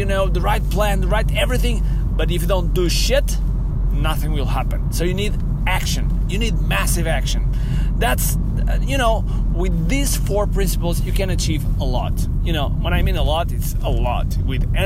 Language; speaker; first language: English; non-native, fluent; Portuguese